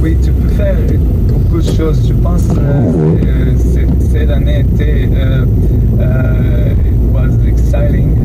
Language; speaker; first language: French; non-native, learner; Arabic